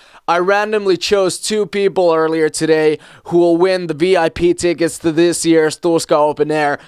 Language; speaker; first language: English; non-native, fluent; Finnish